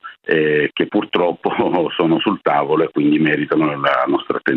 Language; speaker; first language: Italian; native; Italian